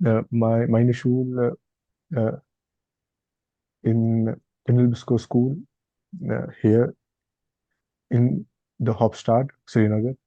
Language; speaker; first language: German; non-native, learner; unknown